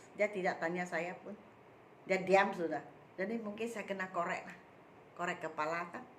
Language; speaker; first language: Malay; non-native, local second language; Min Nan Chinese